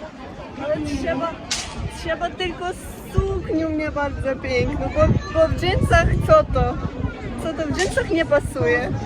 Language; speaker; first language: Polish; non-native, learner; Ukrainian